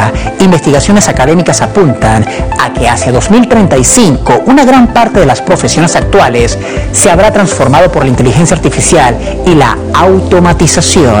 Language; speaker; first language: Spanish; native; Spanish